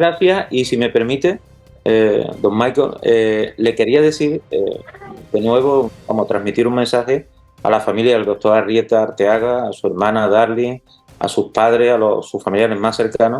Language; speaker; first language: Spanish; native; Spanish